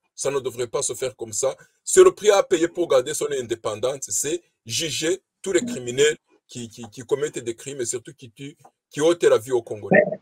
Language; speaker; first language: French; non-native, local second language; Kinyarwanda